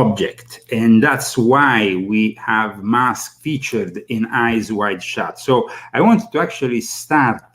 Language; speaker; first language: English; non-native, fluent; Italian